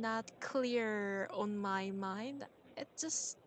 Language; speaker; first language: English; non-native, learner; Korean